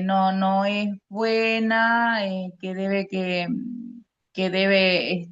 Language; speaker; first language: Spanish; native; Spanish